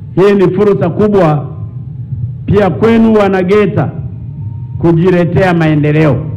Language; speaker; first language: Swahili; non-native, local second language; Sukuma